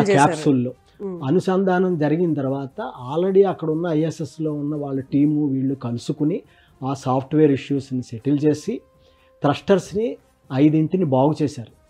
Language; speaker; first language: Telugu; native; Telugu